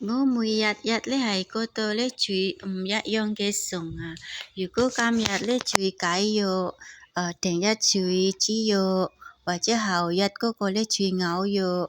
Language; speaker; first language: Cantonese; non-native, learner; Indonesian